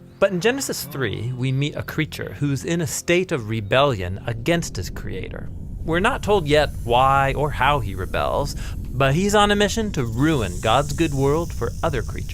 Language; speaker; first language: English; native; English